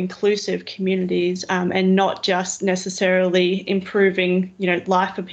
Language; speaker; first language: English; native; English